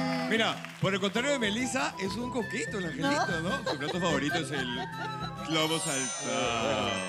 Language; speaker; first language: Spanish; native; Spanish